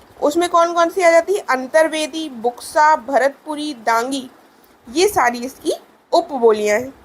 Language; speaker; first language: Hindi; native; Hindi